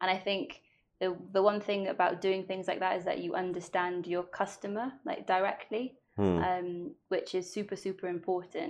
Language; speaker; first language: English; non-native, local second language; Welsh